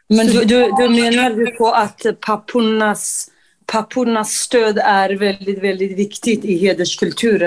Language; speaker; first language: Swedish; non-native, fluent; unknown